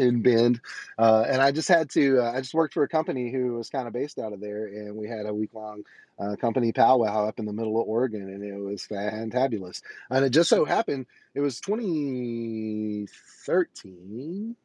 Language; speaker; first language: English; native; English